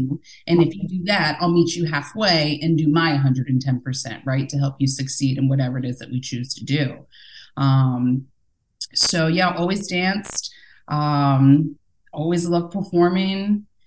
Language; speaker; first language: English; native; English